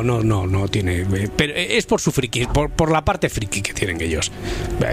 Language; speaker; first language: Spanish; native; Spanish